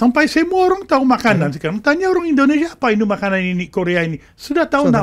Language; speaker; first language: Indonesian; non-native, fluent; French